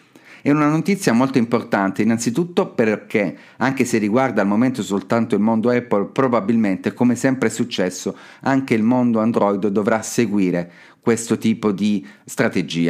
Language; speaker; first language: Italian; native; Italian